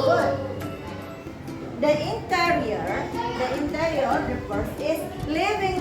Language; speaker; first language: English; non-native, learner; Indonesian